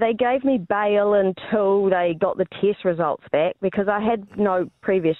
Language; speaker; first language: English; native; English